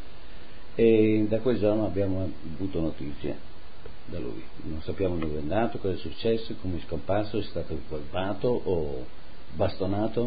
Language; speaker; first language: Italian; native; Italian